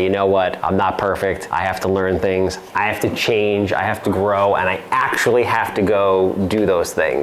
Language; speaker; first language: English; native; English